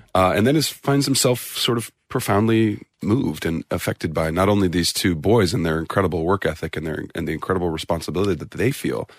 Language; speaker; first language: English; native; English